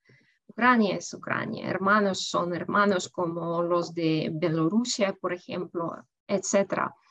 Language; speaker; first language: Spanish; non-native, fluent; Russian